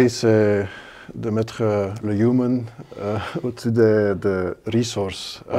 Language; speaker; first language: French; non-native, local second language; Dutch